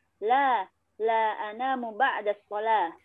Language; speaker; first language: Arabic; non-native, learner; Indonesian